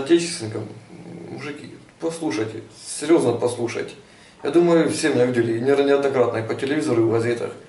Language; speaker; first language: Russian; non-native, local second language; Ukrainian